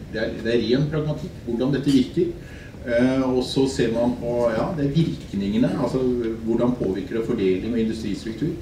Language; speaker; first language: Norwegian; native; Norwegian